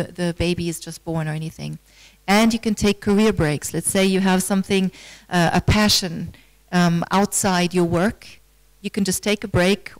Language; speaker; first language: English; non-native, fluent; German